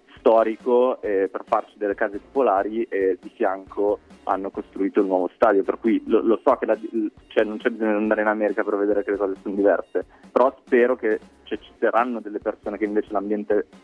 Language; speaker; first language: Italian; native; Italian